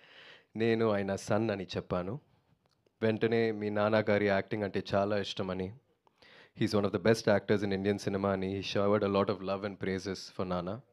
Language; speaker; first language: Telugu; non-native, learner; Tamil